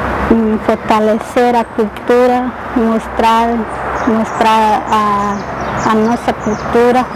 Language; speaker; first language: Portuguese; non-native, local second language; Guarani